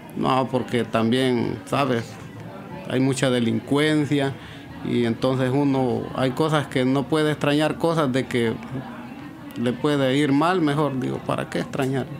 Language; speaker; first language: Spanish; native; Spanish